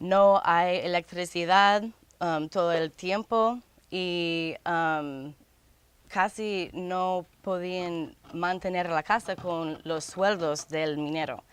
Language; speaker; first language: Spanish; non-native, fluent; English